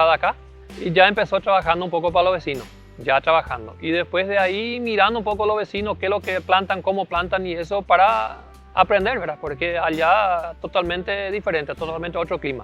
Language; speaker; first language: Spanish; early bilingual, other home language; German